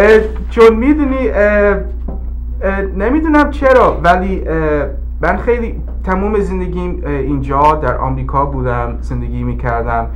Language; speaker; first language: Persian; early bilingual, heritage; English